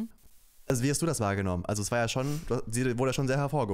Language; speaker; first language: German; native; German